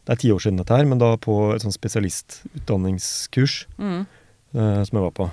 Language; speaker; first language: Norwegian; native; Norwegian